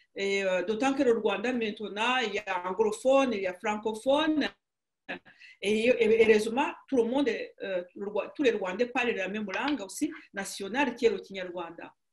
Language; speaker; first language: French; non-native, local second language; Kinyarwanda